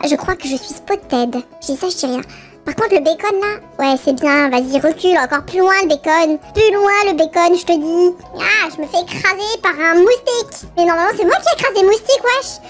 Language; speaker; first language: French; early bilingual, other home language; Polish